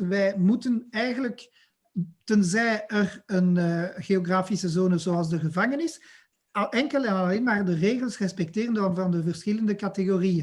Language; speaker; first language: Dutch; non-native, local second language; French